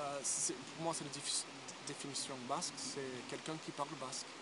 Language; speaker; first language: French; early bilingual, heritage; English